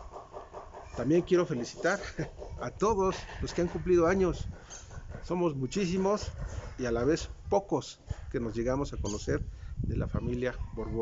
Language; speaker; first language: Spanish; native; Spanish